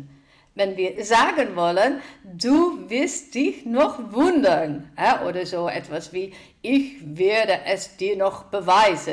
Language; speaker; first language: German; non-native, fluent; Dutch